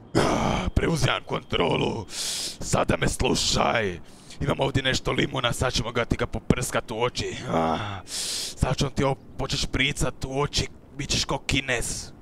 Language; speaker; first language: Croatian; native; Croatian